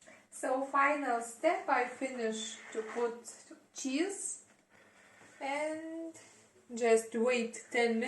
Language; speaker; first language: English; non-native, learner; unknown